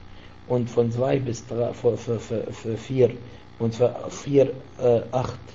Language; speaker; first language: German; non-native, fluent; Arabic